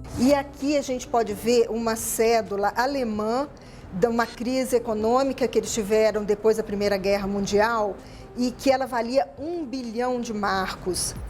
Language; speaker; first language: Portuguese; native; Portuguese